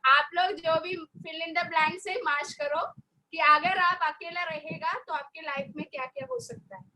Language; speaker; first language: Hindi; non-native, local second language; Malayalam